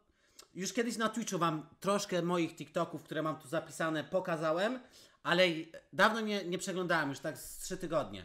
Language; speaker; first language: Polish; native; Polish